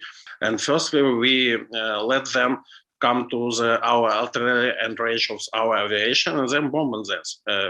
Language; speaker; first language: English; non-native, learner; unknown